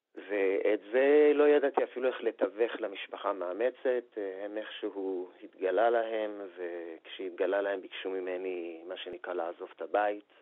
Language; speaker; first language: Hebrew; non-native, fluent; Persian